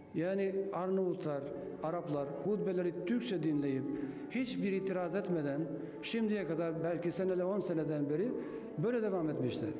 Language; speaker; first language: Turkish; non-native, fluent; Albanian